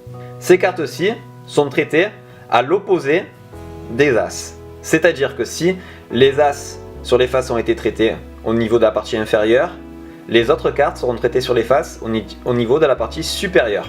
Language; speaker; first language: French; native; French